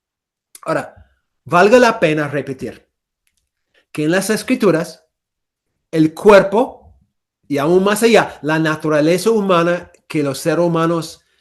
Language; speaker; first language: Spanish; non-native, fluent; English